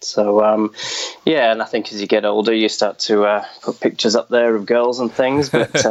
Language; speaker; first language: English; native; English